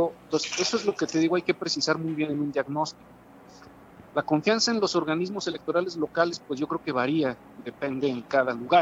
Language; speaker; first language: Spanish; native; Spanish